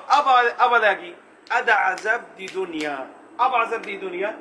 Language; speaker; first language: Indonesian; non-native, learner; Arabic